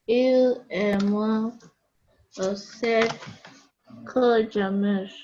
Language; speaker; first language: French; non-native, learner; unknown